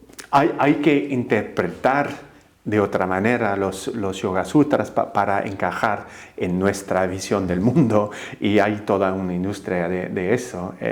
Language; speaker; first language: Spanish; non-native, fluent; English